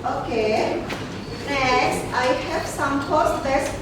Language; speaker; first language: English; non-native, local second language; Indonesian